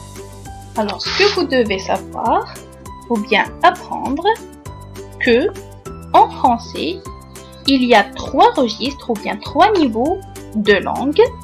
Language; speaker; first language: French; non-native, local second language; Arabic